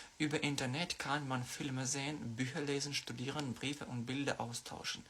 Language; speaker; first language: German; non-native, fluent; Ukrainian